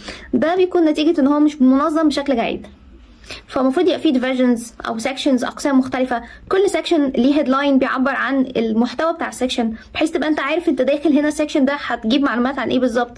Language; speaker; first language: Arabic; native; Arabic